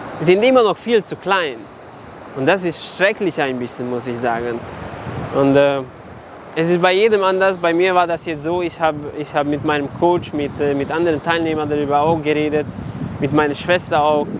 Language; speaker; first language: German; non-native, fluent; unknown